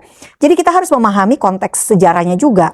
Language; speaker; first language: Indonesian; native; Indonesian